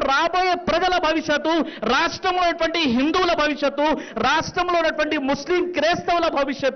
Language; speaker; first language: Telugu; native; Telugu